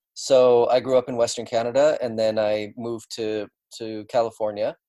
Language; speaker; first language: English; native; English